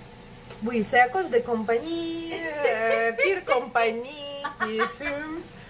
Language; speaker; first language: French; non-native, learner; Russian